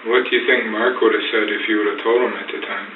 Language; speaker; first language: English; native; English